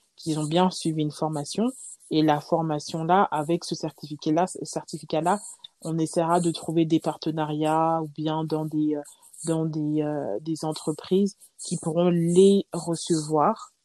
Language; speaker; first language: French; native; French